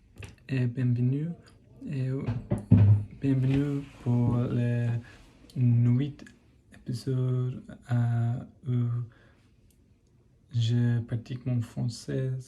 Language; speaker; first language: French; non-native, learner; English